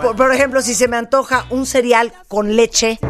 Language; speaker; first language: Spanish; native; Spanish